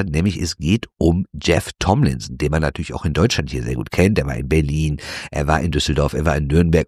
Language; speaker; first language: German; native; German